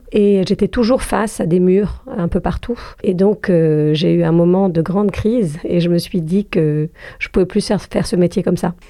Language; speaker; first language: French; non-native, local second language; Arabic